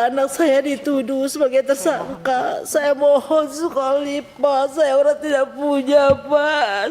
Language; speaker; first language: Indonesian; non-native, local second language; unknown